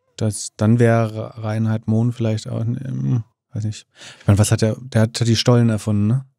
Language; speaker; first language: German; native; German